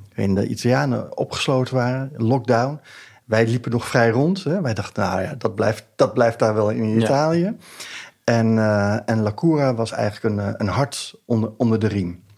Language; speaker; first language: Dutch; native; Dutch